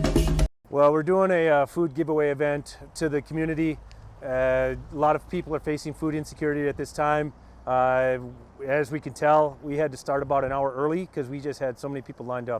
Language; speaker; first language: English; native; English